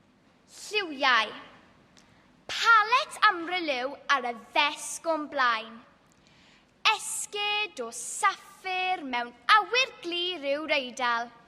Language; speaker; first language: Welsh; non-native, local second language; English